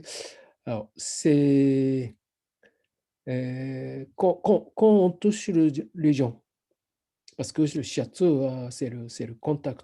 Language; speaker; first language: French; non-native, fluent; Japanese